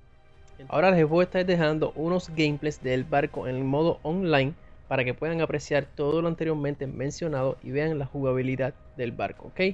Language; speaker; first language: Spanish; native; Spanish